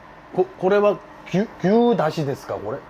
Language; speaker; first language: Japanese; non-native, learner; Korean